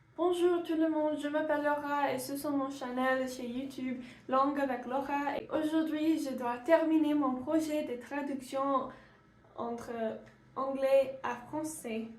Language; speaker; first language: French; non-native, learner; English